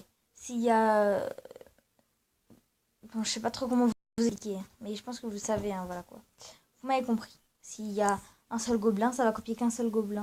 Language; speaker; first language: French; native; French